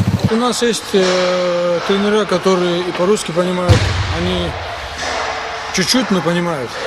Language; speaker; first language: Russian; non-native, local second language; Ingush